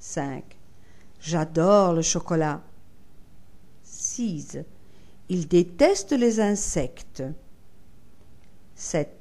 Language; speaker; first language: French; non-native, fluent; Italian